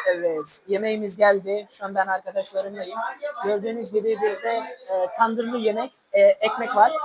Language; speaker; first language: Turkish; non-native, fluent; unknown